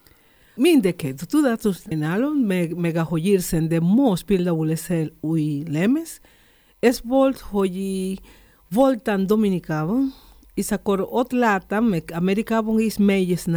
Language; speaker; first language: Hungarian; non-native, learner; Spanish